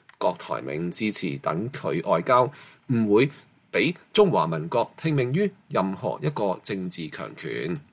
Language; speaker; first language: Chinese; non-native, local second language; Cantonese